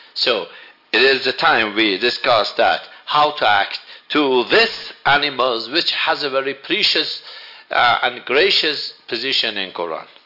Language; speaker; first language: English; non-native, fluent; Persian